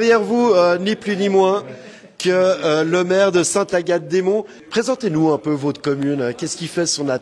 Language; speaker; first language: French; native; French